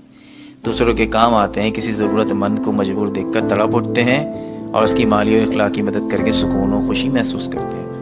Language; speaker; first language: Urdu; native; Urdu